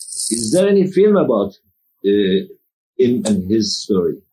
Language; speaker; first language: English; non-native, fluent; Turkish